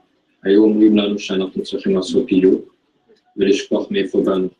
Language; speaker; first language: Hebrew; early bilingual, other home language; Amharic